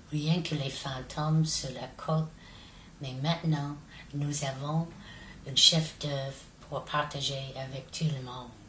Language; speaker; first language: French; non-native, local second language; English